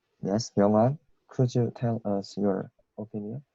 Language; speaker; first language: English; non-native, learner; Korean